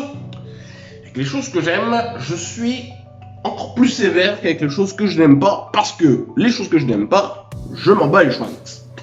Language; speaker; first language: French; native; French